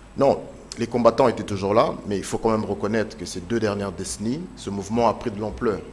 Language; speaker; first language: French; non-native, local second language; Lingala